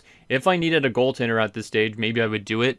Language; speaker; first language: English; native; English